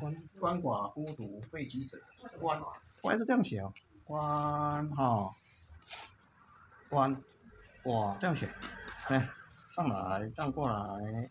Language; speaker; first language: Chinese; native; Chinese